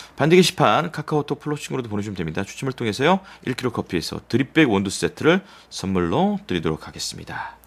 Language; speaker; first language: Korean; native; Korean